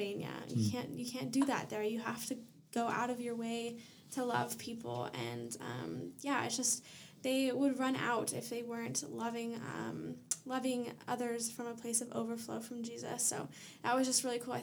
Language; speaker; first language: English; native; English